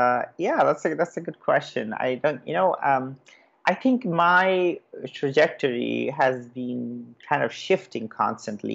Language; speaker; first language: English; non-native, local second language; Bangla